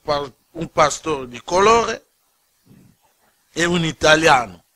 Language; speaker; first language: Italian; non-native, learner; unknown